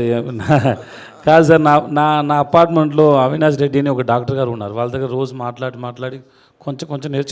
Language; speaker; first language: Telugu; non-native, learner; Tamil